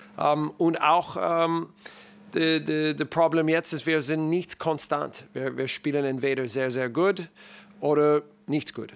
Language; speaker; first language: German; non-native, learner; English